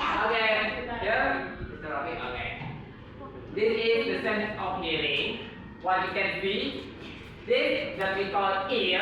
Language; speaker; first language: English; non-native, learner; Indonesian